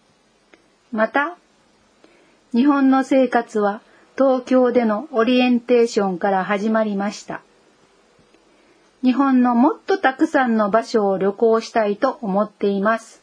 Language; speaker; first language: Japanese; non-native, fluent; English